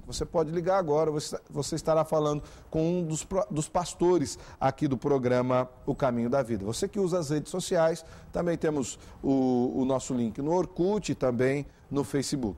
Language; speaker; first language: Portuguese; native; Portuguese